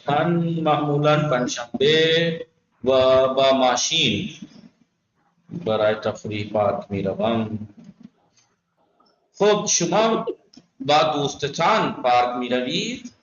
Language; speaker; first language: Persian; non-native, fluent; Urdu